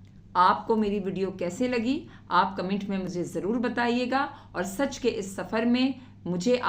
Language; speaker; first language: Urdu; native; Urdu